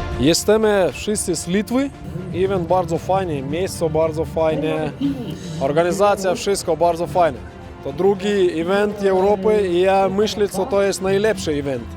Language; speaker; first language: Polish; non-native, learner; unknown